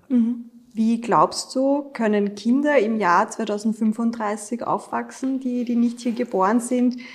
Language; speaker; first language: German; native; German